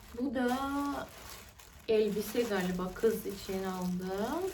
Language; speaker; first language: Turkish; non-native, fluent; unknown